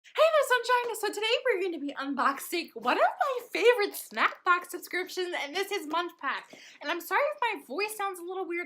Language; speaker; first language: English; native; English